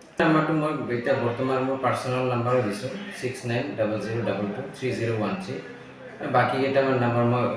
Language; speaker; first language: Assamese; non-native, local second language; Bangla